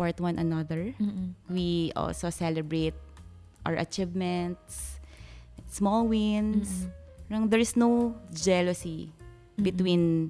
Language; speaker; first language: English; non-native, local second language; Filipino